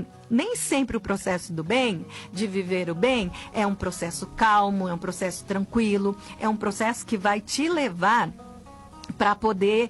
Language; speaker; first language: Portuguese; native; Portuguese